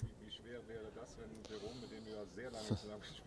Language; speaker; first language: German; native; German